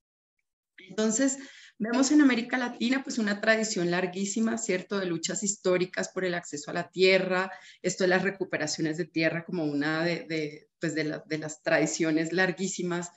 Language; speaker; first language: Spanish; native; Spanish